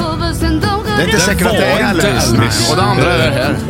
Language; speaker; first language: Swedish; native; Swedish